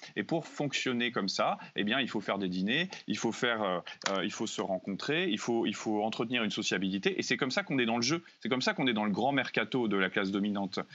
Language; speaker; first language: French; native; French